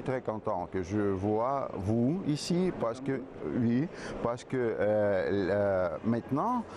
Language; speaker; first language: French; non-native, fluent; Russian